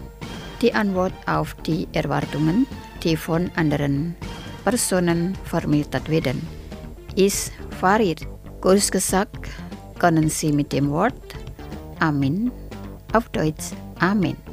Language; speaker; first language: German; non-native, fluent; Indonesian